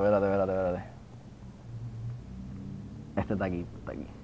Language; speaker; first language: Spanish; native; Spanish